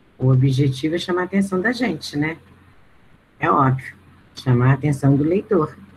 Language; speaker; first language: Portuguese; native; Portuguese